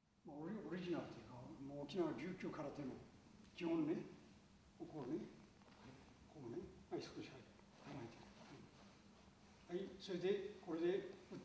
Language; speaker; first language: Japanese; native; Japanese